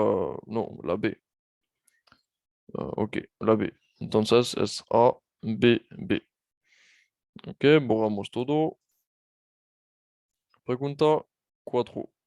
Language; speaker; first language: Spanish; non-native, fluent; French